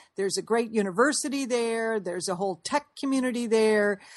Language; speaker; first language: English; native; English